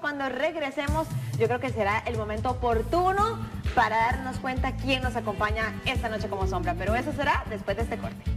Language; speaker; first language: Spanish; native; Spanish